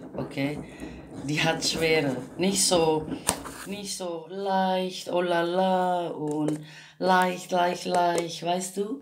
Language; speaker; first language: German; non-native, learner; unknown